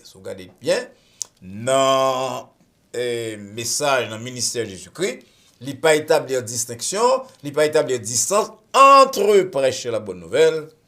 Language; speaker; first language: French; non-native, local second language; Haitian Creole